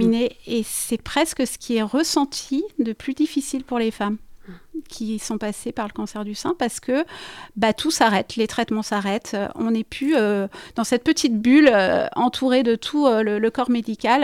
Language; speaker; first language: French; native; French